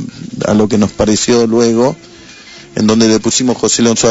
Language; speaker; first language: Spanish; native; Spanish